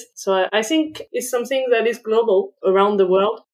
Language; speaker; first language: English; non-native, fluent; French